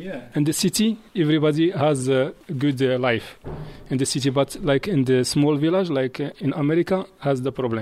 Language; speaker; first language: English; non-native, learner; Arabic